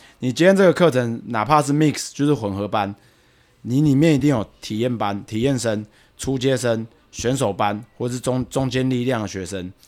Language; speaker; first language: Chinese; native; Chinese